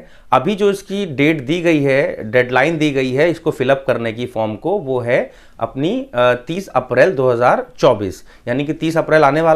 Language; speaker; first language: Hindi; native; Hindi